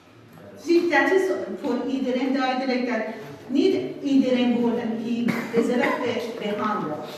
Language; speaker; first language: Dutch; non-native, fluent; Persian